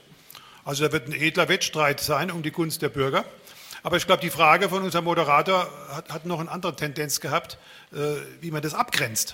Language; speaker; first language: German; native; German